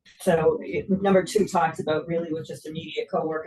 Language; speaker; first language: English; native; English